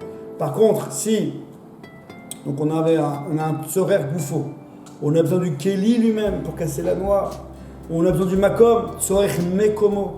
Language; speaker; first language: French; native; French